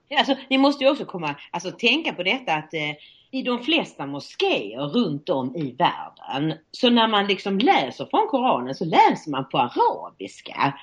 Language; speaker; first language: Swedish; native; Swedish